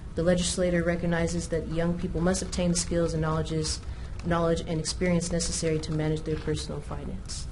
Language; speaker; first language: English; native; English